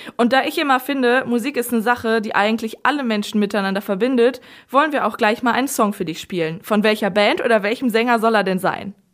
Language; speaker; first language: German; native; German